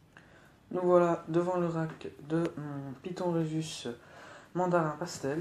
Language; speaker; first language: French; native; French